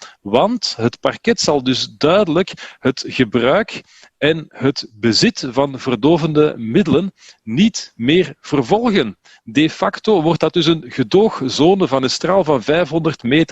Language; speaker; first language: Dutch; native; Dutch